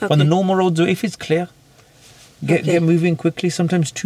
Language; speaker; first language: English; native; English